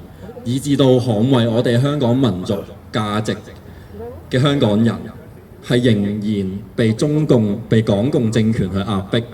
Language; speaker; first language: Cantonese; native; Cantonese